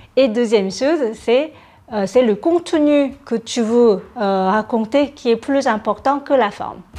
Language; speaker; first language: French; non-native, fluent; Korean